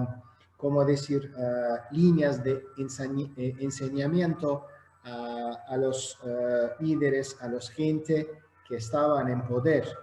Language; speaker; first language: Spanish; non-native, fluent; Azerbaijani